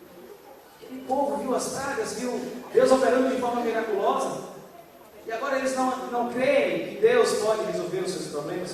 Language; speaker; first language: Portuguese; native; Portuguese